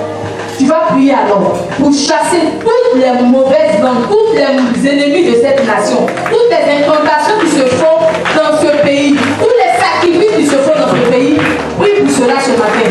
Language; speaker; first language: French; non-native, local second language; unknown